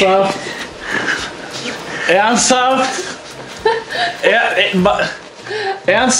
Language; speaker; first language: German; native; German